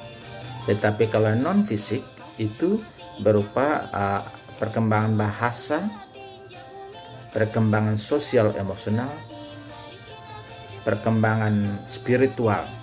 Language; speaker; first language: Indonesian; native; Indonesian